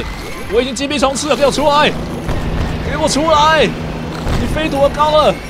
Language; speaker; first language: Chinese; native; Chinese